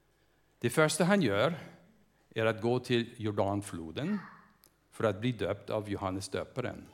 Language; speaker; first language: Swedish; non-native, fluent; English